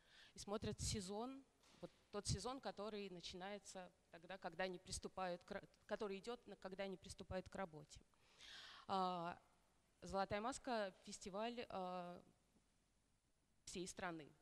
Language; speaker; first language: Russian; native; Russian